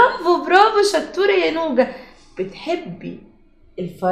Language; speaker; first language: Arabic; native; Arabic